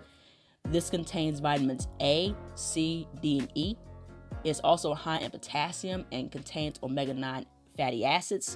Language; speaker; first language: English; native; English